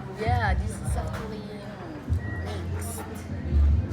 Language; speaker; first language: English; non-native, learner; Filipino